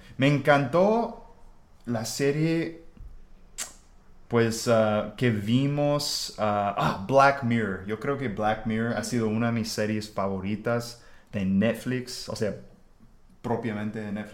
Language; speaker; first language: Spanish; non-native, fluent; English